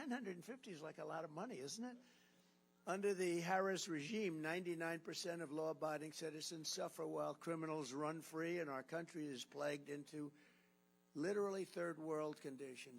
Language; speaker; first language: English; native; English